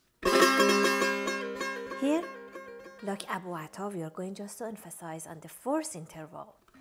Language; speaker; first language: English; non-native, fluent; Persian